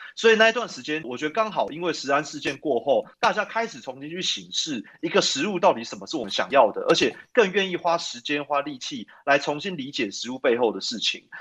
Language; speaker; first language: Chinese; native; Chinese